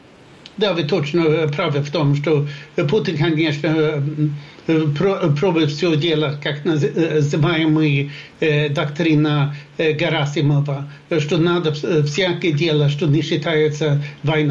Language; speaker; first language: Russian; non-native, fluent; Swedish